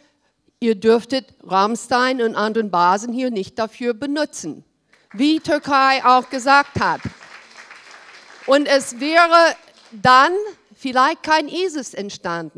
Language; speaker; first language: German; early bilingual, heritage; German